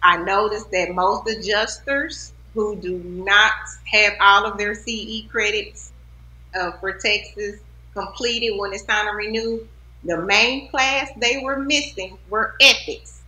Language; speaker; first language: English; native; English